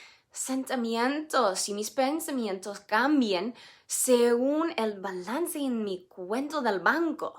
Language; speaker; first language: Spanish; non-native, fluent; English